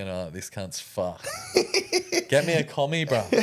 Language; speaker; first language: English; native; English